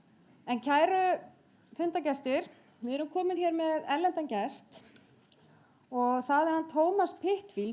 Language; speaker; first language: Icelandic; native; Icelandic